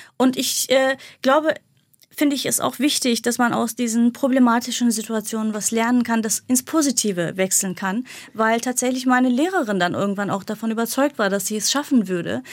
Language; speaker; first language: German; non-native, fluent; Kurdish